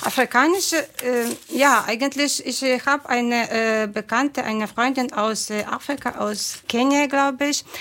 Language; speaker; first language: German; non-native, fluent; Ukrainian